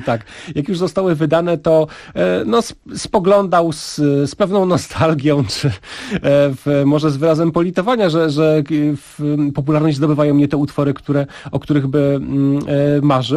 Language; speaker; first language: Polish; native; Polish